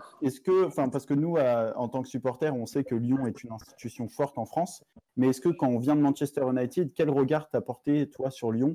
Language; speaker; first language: French; native; French